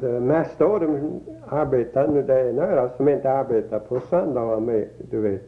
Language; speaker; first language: Swedish; early bilingual, heritage; Swedish